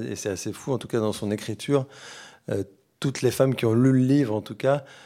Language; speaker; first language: French; native; French